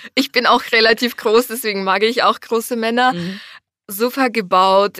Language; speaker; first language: German; non-native, fluent; Ukrainian